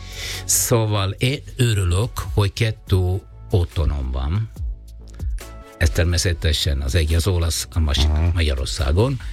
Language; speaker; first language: Hungarian; non-native, fluent; Italian